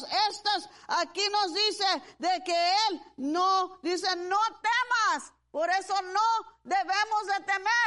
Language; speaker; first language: Spanish; early bilingual, heritage; Spanish